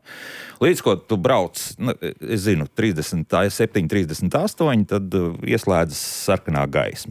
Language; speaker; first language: Latvian; native; Latvian